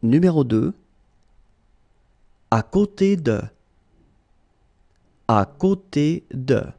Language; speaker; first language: French; native; French